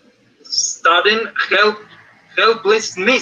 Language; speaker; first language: English; non-native, fluent; Russian